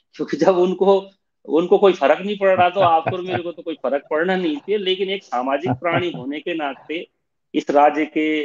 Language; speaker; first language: Hindi; native; Hindi